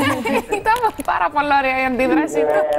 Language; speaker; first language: Greek; native; Greek